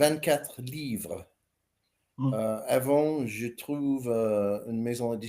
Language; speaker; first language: French; non-native, learner; English